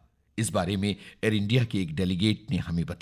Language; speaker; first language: Hindi; native; Hindi